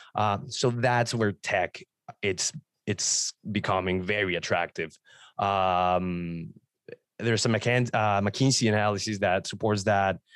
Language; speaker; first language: English; non-native, fluent; Spanish